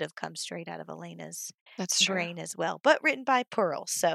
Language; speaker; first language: English; native; English